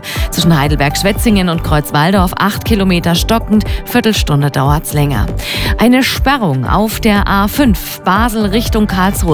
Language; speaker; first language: German; native; German